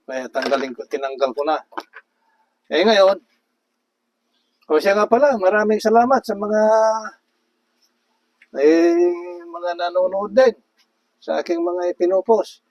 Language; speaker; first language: Filipino; native; Filipino